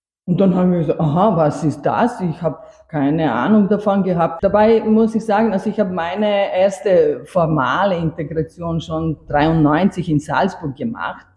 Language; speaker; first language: German; non-native, fluent; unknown